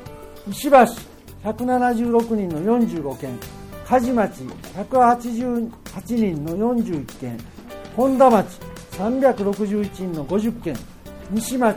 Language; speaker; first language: Japanese; native; Japanese